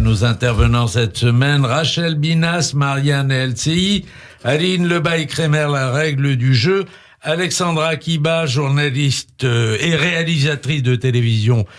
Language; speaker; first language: French; native; French